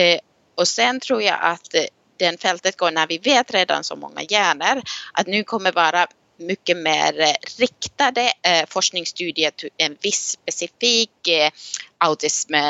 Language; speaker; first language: Swedish; non-native, local second language; Finnish